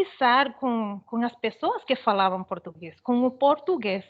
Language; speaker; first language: Portuguese; non-native, fluent; Spanish